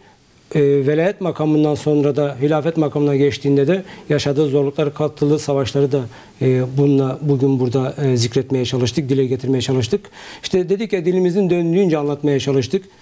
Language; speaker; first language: Turkish; native; Turkish